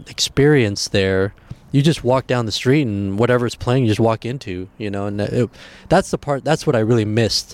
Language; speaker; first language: English; early bilingual, other home language; Spanish